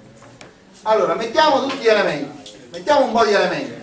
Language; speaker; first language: Italian; native; Italian